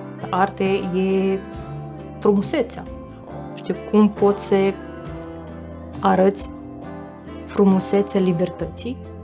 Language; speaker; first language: Romanian; non-native, fluent; Russian